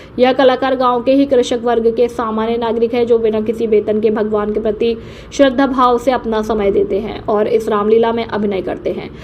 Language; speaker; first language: Hindi; native; Hindi